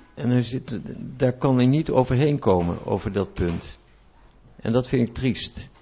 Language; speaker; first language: Dutch; native; Dutch